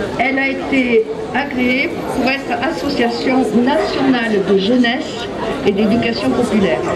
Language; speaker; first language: French; native; French